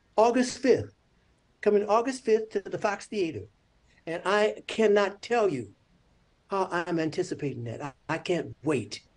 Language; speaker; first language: English; native; English